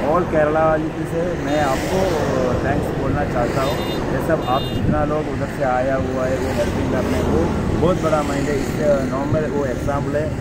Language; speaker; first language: Hindi; non-native, local second language; Malayalam